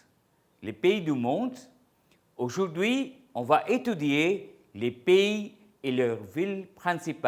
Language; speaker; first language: French; non-native, fluent; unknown